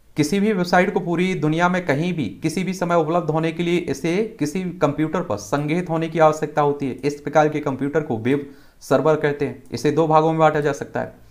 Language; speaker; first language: Hindi; native; Hindi